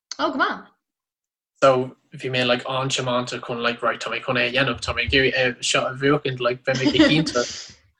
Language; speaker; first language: Irish; non-native, local second language; English